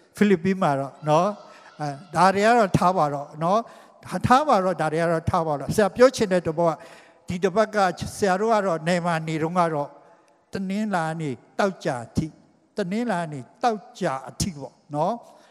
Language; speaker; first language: Burmese; non-native, local second language; Hakha Chin